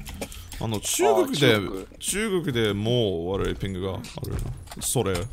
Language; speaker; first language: Japanese; non-native, learner; English